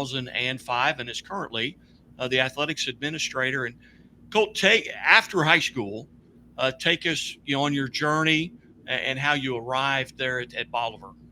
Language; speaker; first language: English; native; English